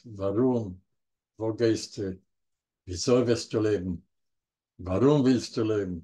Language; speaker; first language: German; non-native, learner; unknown